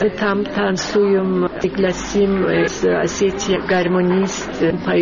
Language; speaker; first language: Russian; non-native, learner; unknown